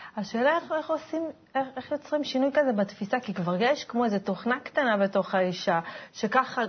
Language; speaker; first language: Hebrew; native; Hebrew